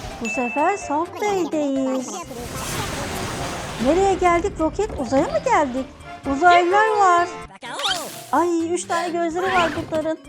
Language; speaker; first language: Turkish; native; Turkish